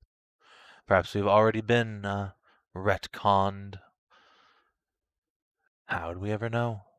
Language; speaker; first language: English; native; English